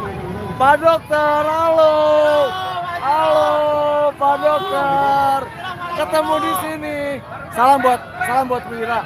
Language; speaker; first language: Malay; non-native, local second language; Sundanese